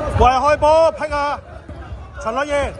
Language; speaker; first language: Cantonese; native; Cantonese